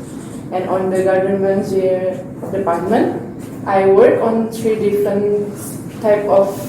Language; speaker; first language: English; non-native, learner; Indonesian